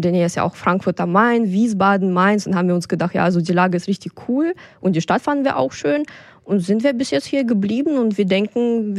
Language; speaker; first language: German; non-native, fluent; Russian